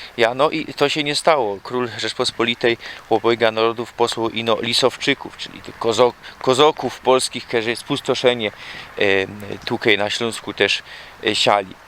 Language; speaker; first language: Polish; native; Polish